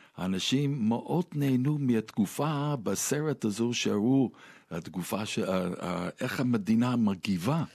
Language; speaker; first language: Hebrew; non-native, fluent; English